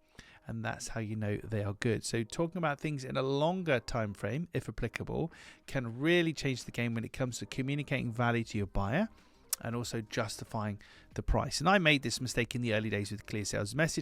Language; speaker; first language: English; native; English